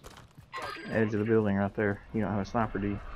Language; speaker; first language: English; native; English